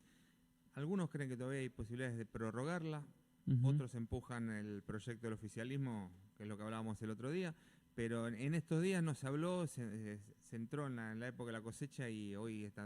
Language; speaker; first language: Spanish; native; Spanish